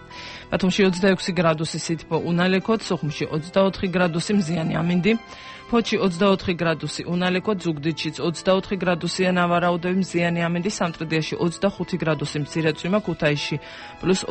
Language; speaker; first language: Georgian; native; Georgian